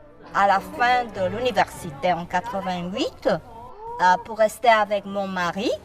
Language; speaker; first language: French; non-native, fluent; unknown